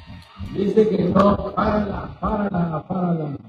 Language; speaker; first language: Spanish; native; Spanish